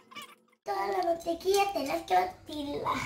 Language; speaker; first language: Spanish; early bilingual, heritage; Spanish